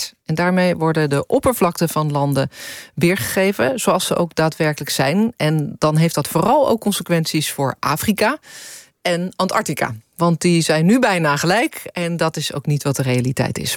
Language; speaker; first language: Dutch; native; Dutch